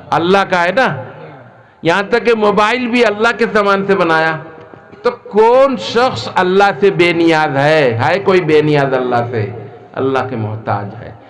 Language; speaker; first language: Urdu; non-native, local second language; Assamese